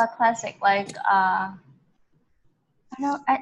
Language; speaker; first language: English; non-native, fluent; Vietnamese